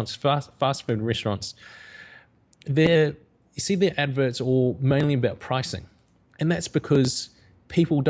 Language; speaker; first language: English; native; English